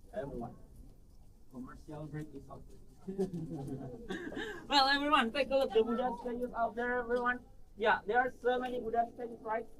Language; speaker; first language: English; non-native, learner; Indonesian